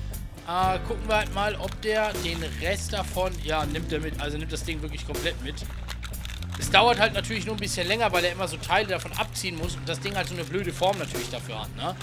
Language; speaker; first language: German; native; German